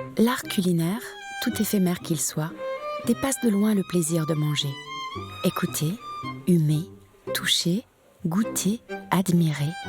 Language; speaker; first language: French; native; French